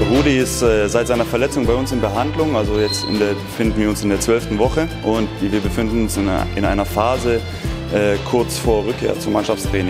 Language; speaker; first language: German; native; German